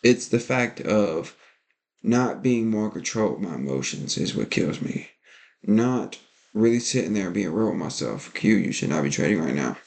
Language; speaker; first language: English; native; English